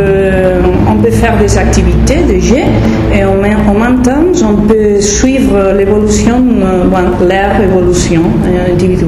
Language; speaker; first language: French; non-native, fluent; Spanish